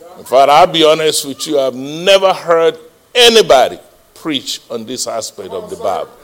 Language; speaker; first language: English; non-native, local second language; Yoruba